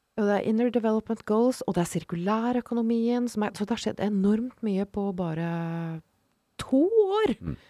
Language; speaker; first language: Norwegian; native; Norwegian